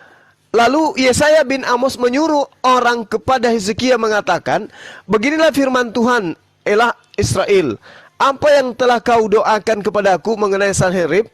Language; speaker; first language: Indonesian; native; Indonesian